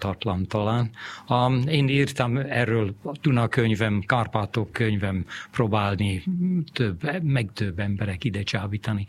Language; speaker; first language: Hungarian; non-native, fluent; English